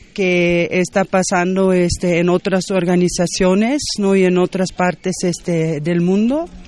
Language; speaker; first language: Spanish; non-native, fluent; German